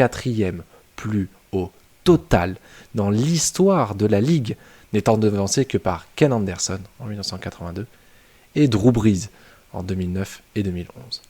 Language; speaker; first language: French; native; French